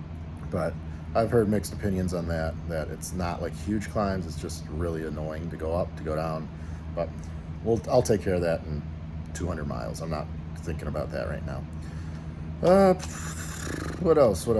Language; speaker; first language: English; native; English